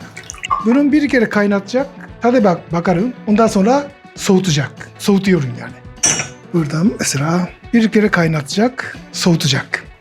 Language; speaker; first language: Turkish; non-native, learner; Japanese